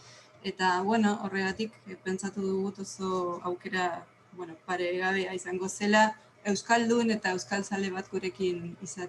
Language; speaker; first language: Basque; non-native, fluent; Spanish